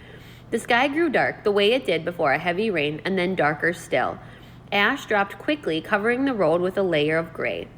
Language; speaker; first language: English; native; English